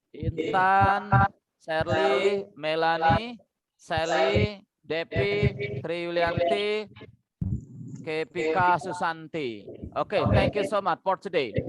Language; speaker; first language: English; non-native, learner; Indonesian